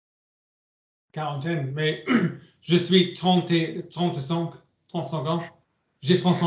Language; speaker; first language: French; non-native, learner; English